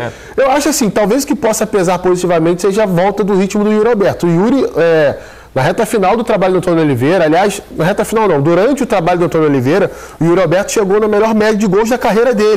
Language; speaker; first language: Portuguese; native; Portuguese